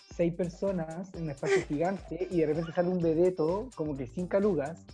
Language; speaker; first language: Spanish; native; Spanish